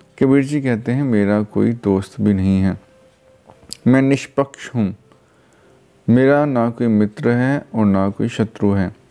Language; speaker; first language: Hindi; non-native, local second language; Punjabi